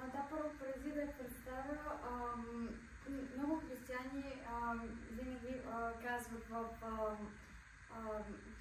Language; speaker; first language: Bulgarian; native; Bulgarian